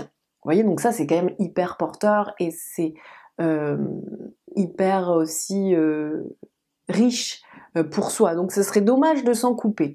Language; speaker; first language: French; native; French